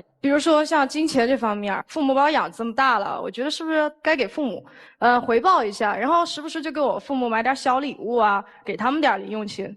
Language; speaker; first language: Chinese; native; Chinese